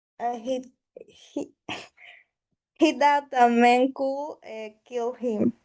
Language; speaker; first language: English; non-native, learner; Spanish